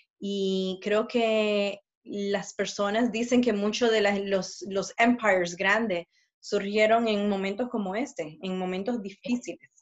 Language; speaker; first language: Spanish; early bilingual, heritage; Spanish